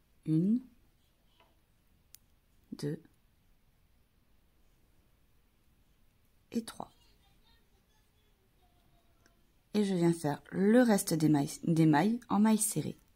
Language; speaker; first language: French; native; French